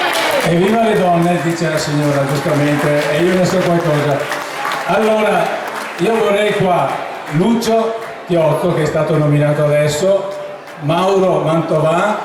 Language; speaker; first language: Italian; native; Italian